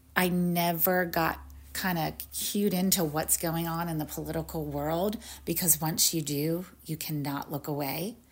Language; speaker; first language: English; native; English